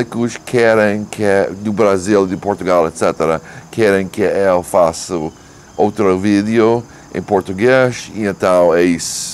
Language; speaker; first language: Portuguese; non-native, learner; English